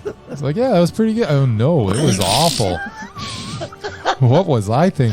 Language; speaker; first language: English; native; English